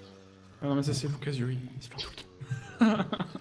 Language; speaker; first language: French; native; French